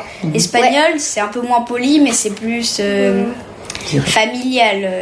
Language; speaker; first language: French; early bilingual, heritage; French